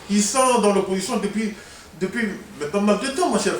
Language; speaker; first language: French; non-native, local second language; Lingala